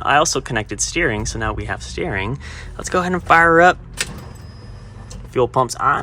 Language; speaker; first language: English; native; English